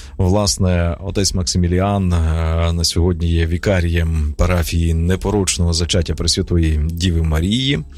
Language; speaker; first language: Ukrainian; native; Ukrainian